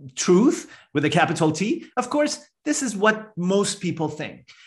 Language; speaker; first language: English; non-native, fluent; Persian